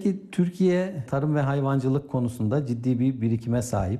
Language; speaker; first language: Turkish; native; Turkish